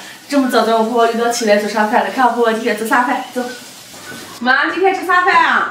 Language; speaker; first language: Chinese; native; Chinese